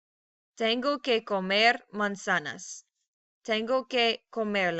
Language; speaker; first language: Spanish; non-native, fluent; English